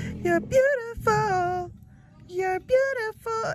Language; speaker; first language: English; early bilingual, other home language; Spanish